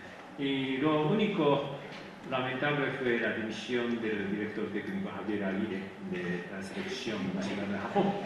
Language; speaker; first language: Spanish; non-native, fluent; Japanese